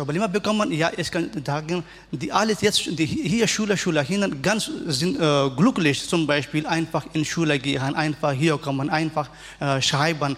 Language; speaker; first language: German; non-native, learner; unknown